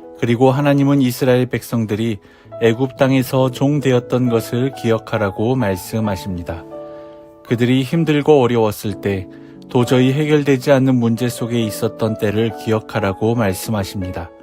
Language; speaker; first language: Korean; native; Korean